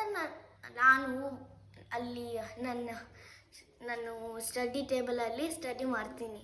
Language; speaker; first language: Kannada; non-native, local second language; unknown